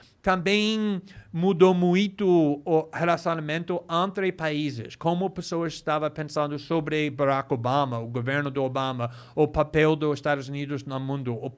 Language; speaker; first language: Portuguese; non-native, fluent; English